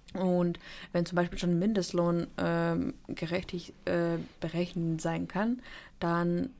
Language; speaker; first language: German; non-native, fluent; Ukrainian